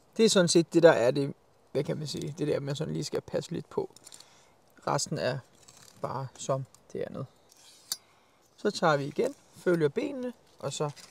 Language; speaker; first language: Danish; native; Danish